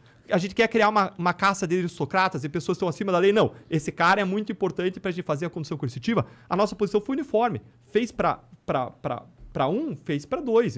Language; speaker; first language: Portuguese; native; Portuguese